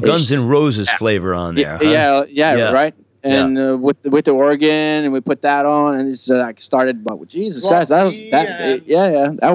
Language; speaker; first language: English; non-native, fluent; Norwegian